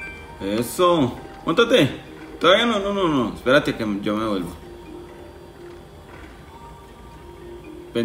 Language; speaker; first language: Spanish; native; Spanish